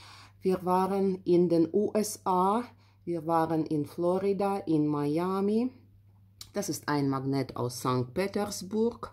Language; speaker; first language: German; non-native, fluent; Russian